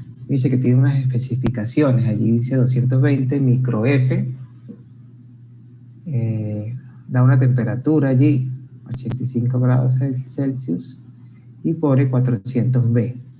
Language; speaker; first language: Spanish; native; Spanish